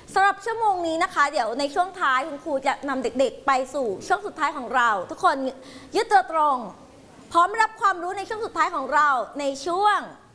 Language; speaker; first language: Thai; native; Thai